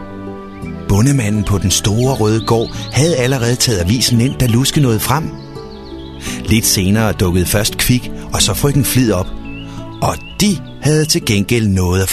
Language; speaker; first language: Danish; native; Danish